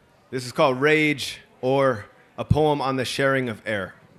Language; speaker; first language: English; native; English